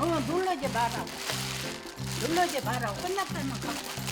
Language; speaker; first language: Korean; non-native, learner; Vietnamese